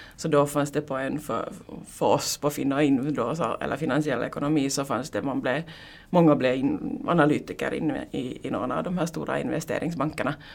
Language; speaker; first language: Swedish; native; Swedish